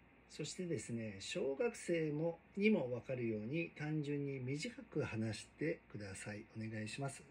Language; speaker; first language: Japanese; native; Japanese